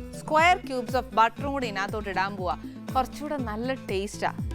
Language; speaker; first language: Malayalam; native; Malayalam